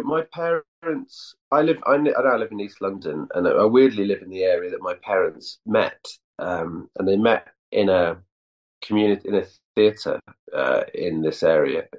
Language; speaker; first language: English; native; English